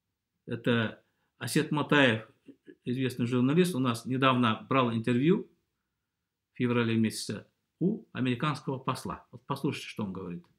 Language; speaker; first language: Russian; native; Russian